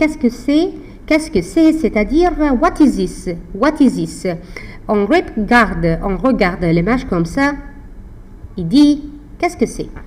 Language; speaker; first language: French; non-native, fluent; Arabic